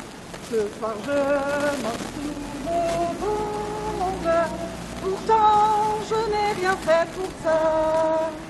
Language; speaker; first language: French; native; French